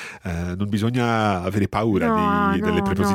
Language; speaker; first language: Italian; non-native, fluent; English